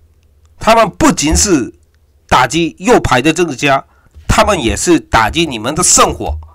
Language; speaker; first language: Chinese; non-native, fluent; Korean